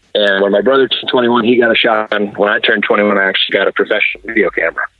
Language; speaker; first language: English; native; English